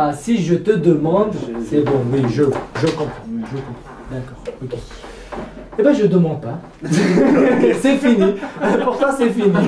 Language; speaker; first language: French; non-native, fluent; Kurdish